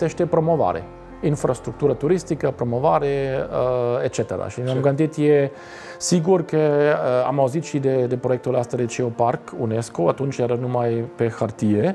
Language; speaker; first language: Romanian; non-native, fluent; German